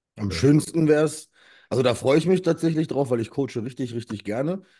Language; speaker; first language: German; early bilingual, other home language; Russian